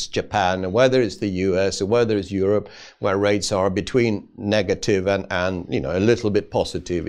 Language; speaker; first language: English; non-native, fluent; Swedish